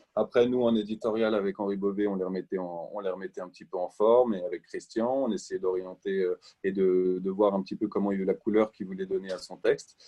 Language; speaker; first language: French; native; French